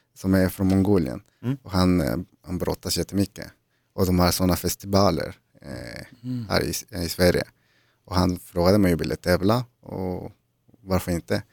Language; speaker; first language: Swedish; non-native, fluent; Spanish